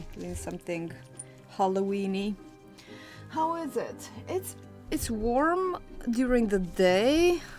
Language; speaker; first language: English; non-native, fluent; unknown